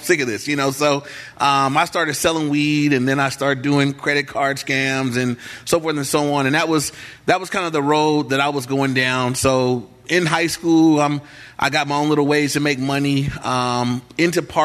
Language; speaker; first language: English; native; English